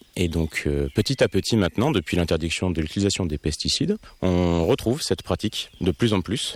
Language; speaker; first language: French; native; French